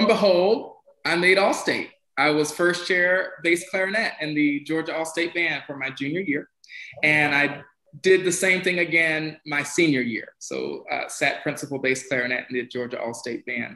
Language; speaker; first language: English; native; English